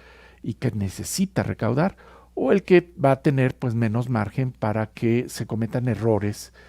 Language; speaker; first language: Spanish; native; Spanish